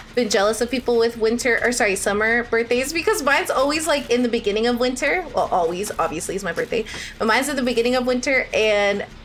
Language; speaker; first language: English; native; English